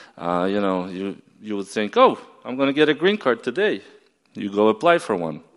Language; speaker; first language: English; non-native, fluent; Ukrainian